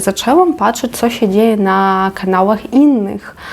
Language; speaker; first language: Polish; non-native, fluent; Ukrainian